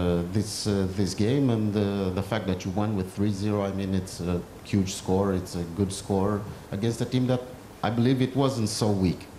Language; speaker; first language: English; non-native, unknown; Romanian